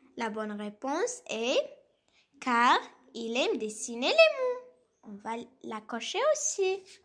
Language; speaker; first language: French; non-native, local second language; Arabic